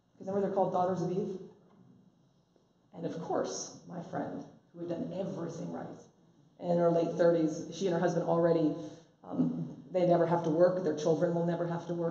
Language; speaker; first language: English; native; English